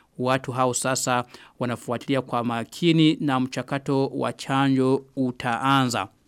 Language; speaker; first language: Swahili; non-native, local second language; Rundi